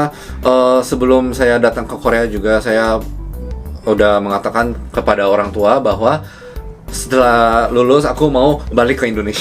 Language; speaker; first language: Indonesian; early bilingual, other home language; Korean